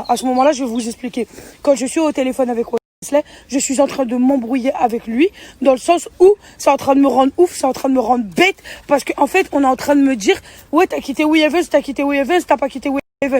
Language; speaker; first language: French; native; French